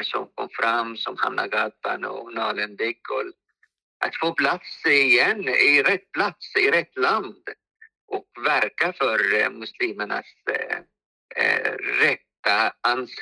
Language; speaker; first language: Swedish; non-native, fluent; Arabic